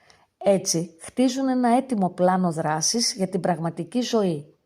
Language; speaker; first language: Greek; native; Greek